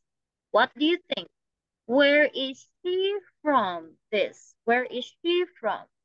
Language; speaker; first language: English; non-native, fluent; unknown